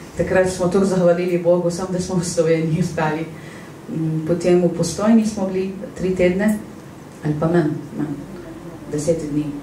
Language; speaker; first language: Slovenian; non-native, fluent; Arabic